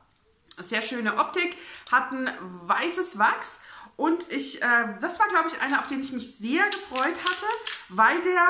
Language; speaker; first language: German; native; German